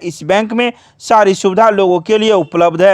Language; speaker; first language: Hindi; native; Hindi